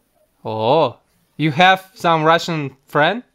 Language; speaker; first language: English; non-native, learner; Russian